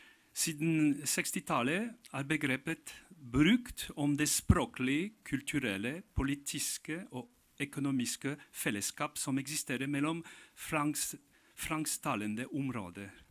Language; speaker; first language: Norwegian; non-native, fluent; French